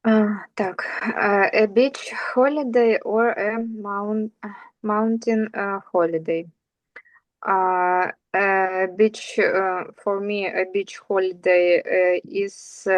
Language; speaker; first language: English; non-native, learner; Russian